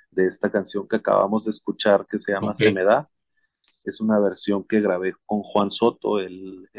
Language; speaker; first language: Spanish; native; Spanish